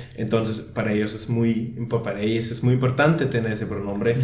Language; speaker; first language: Spanish; non-native, fluent; German